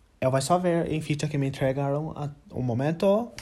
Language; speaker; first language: Portuguese; non-native, learner; English